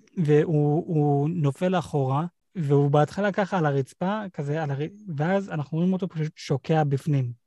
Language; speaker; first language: Hebrew; native; Hebrew